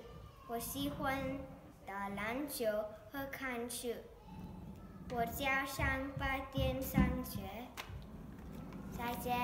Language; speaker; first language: Chinese; early bilingual, heritage; Chinese